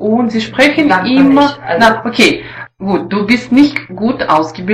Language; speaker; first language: German; non-native, learner; Russian